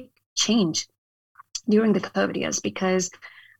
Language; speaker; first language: English; non-native, local second language; Hindi